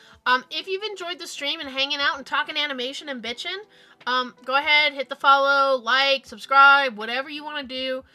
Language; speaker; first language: English; native; English